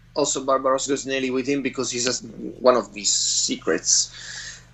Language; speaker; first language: English; non-native, fluent; Italian